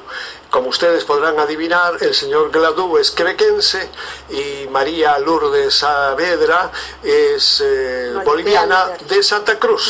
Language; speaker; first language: Spanish; native; Spanish